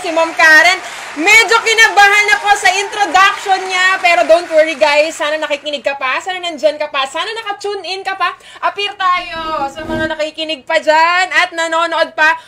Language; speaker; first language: Filipino; non-native, local second language; Iloko